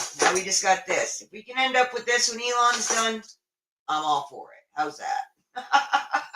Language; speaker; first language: English; native; English